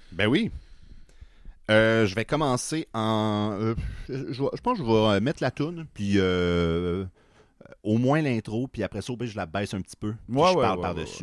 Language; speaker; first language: French; native; French